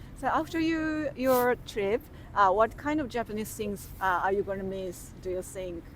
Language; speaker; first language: English; non-native, local second language; Japanese